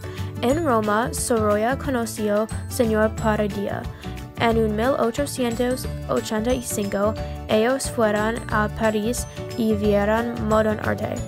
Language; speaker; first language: Spanish; non-native, learner; English